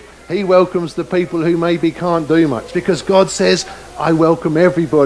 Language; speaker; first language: English; native; English